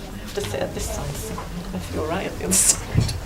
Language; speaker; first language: English; native; English